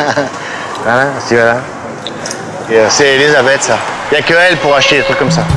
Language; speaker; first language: French; native; French